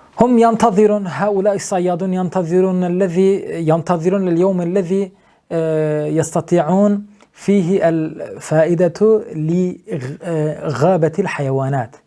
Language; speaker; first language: Arabic; non-native, fluent; Turkish